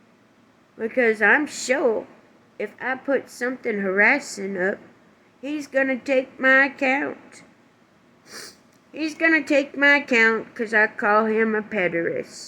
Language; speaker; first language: English; native; English